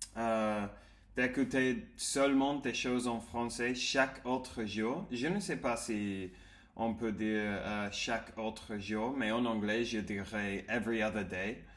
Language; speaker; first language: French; non-native, learner; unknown